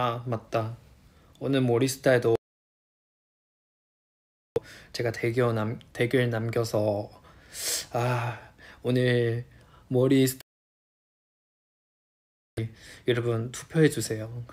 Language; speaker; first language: Korean; non-native, fluent; Chinese